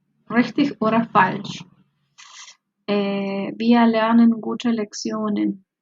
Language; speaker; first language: German; non-native, fluent; Spanish